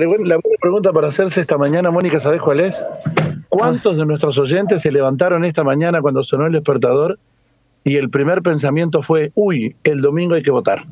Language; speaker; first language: Spanish; native; Spanish